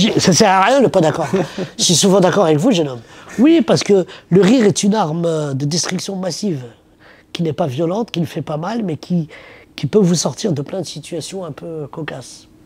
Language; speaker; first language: French; early bilingual, other home language; Arabic